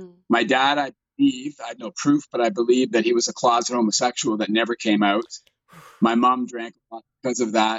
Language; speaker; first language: English; native; English